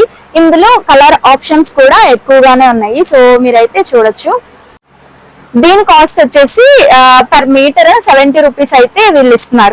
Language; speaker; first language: Telugu; native; Telugu